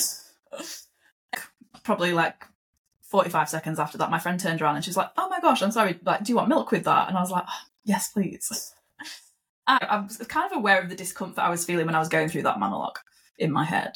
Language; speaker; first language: English; native; English